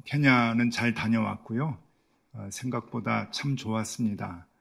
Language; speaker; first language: Korean; native; Korean